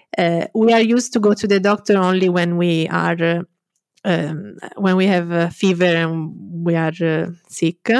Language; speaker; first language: English; non-native, fluent; Italian